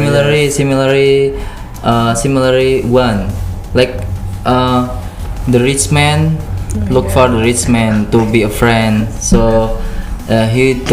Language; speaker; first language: English; non-native, learner; Indonesian